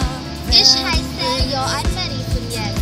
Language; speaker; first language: German; non-native, learner; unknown